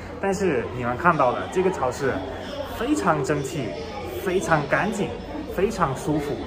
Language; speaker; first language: Chinese; non-native, fluent; German